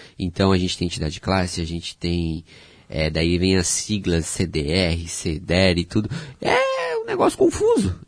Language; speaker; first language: Portuguese; native; Portuguese